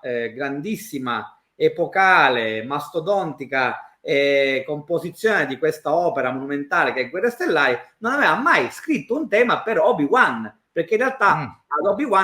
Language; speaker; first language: Italian; native; Italian